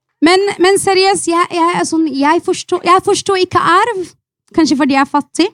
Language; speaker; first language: Norwegian; non-native, fluent; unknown